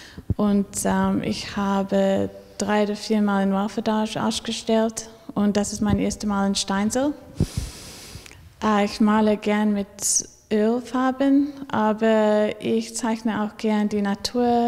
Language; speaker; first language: German; non-native, learner; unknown